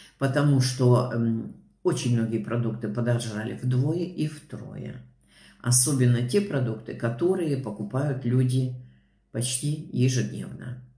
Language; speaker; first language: Russian; native; Russian